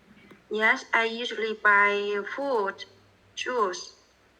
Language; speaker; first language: English; non-native, learner; Vietnamese